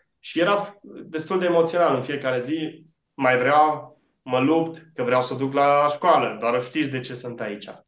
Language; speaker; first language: Romanian; early bilingual, heritage; Romanian